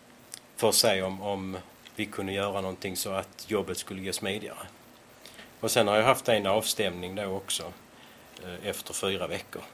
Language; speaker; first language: Swedish; native; Swedish